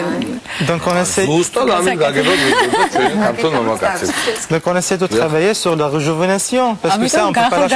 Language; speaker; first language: French; non-native, fluent; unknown